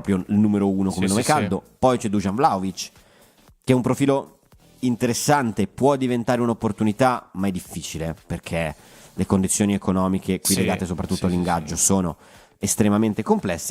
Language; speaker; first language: Italian; native; Italian